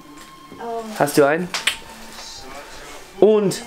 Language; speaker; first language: German; non-native, learner; English